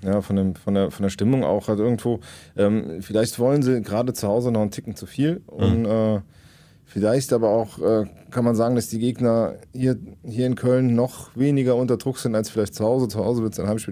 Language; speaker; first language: German; native; German